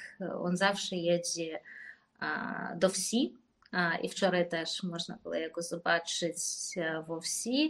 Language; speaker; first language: Polish; non-native, fluent; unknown